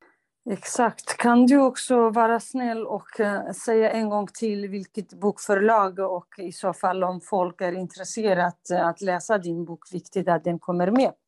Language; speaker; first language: Swedish; non-native, fluent; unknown